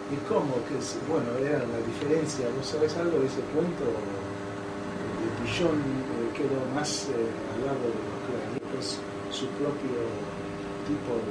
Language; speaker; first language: Spanish; non-native, fluent; English